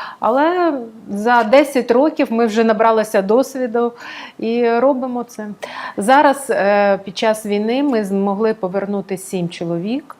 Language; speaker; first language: Ukrainian; non-native, local second language; Russian